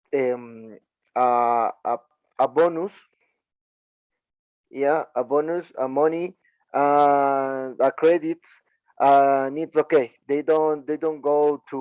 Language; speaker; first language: English; non-native, learner; Spanish